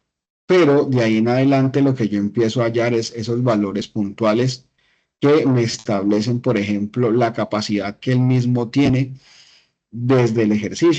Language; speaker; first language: Spanish; native; Spanish